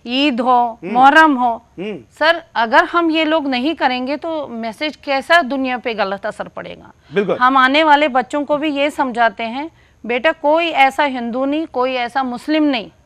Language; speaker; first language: Hindi; native; Hindi